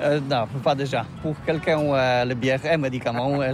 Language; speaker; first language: French; non-native, learner; Polish